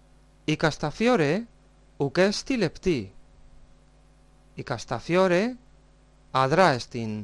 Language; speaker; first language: Greek; non-native, fluent; Spanish